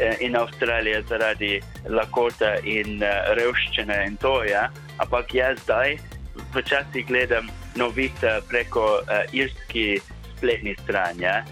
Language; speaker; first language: Slovenian; non-native, learner; English